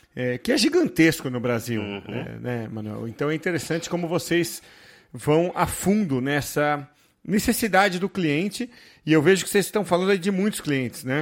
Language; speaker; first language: Portuguese; native; Portuguese